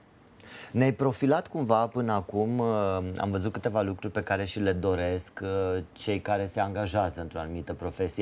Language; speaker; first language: Romanian; native; Romanian